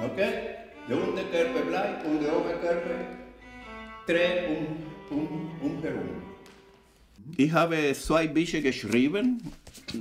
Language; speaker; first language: German; non-native, fluent; Spanish